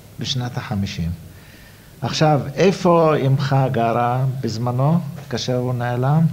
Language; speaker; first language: Hebrew; native; Hebrew